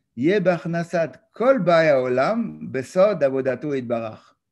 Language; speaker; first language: French; native; French